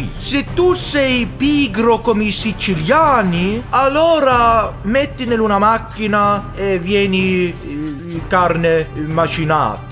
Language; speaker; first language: Italian; non-native, learner; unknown